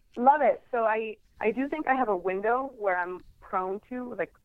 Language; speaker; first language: English; non-native, fluent; Spanish